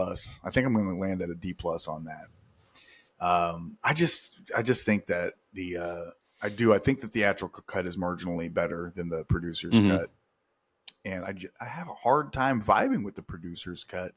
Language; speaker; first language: English; native; English